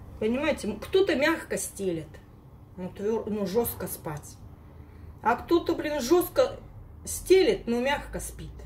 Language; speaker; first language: Russian; native; Russian